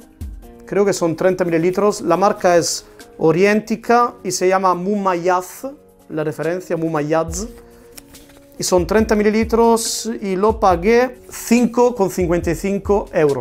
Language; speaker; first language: Spanish; non-native, fluent; Italian